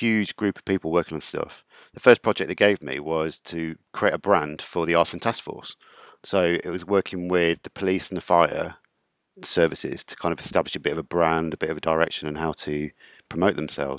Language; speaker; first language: English; native; English